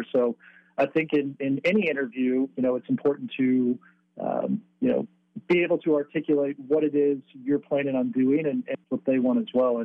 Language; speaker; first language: English; native; English